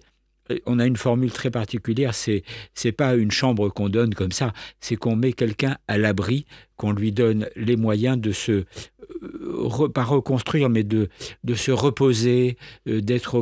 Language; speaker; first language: French; native; French